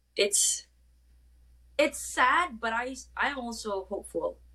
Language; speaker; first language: English; non-native, local second language; Malay